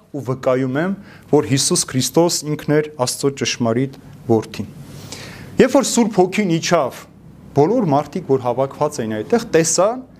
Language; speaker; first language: Armenian; native; Armenian